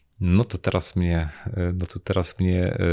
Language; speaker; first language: Polish; native; Polish